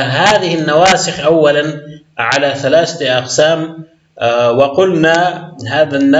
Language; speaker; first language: Arabic; non-native, fluent; Persian